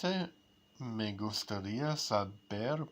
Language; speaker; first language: Spanish; non-native, learner; English